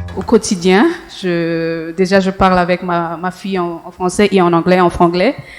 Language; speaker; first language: French; early bilingual, heritage; English